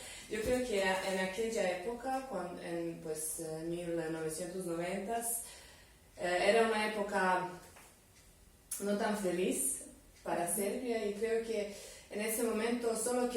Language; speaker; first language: Spanish; non-native, fluent; Serbian